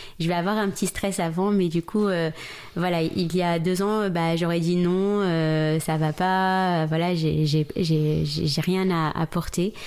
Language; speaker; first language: French; non-native, local second language; Arabic